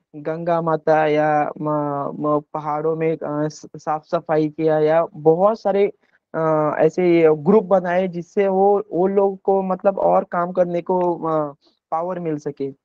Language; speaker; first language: Hindi; non-native, local second language; Konkani